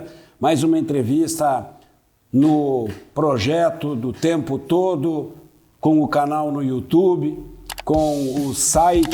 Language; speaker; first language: Portuguese; native; Portuguese